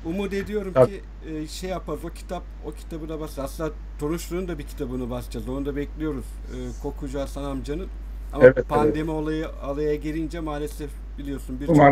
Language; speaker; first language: Turkish; native; Turkish